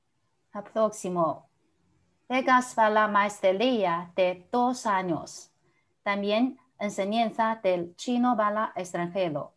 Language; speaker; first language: Spanish; non-native, fluent; Chinese